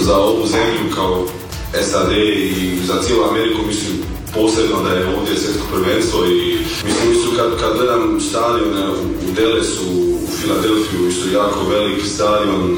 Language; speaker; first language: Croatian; early bilingual, heritage; Croatian